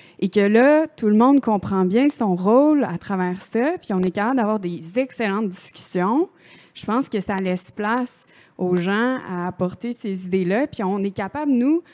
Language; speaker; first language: French; native; French